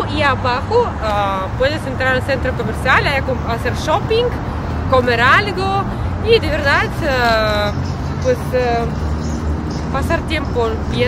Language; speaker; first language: Spanish; non-native, learner; Russian